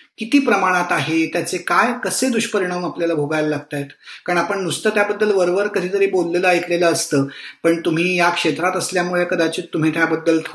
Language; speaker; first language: Marathi; native; Marathi